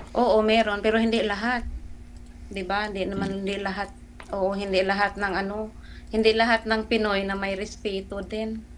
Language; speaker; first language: Filipino; non-native, local second language; Cebuano